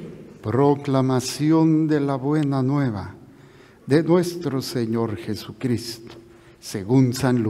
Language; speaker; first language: Spanish; native; Spanish